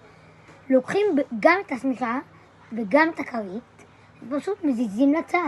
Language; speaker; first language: Hebrew; native; Hebrew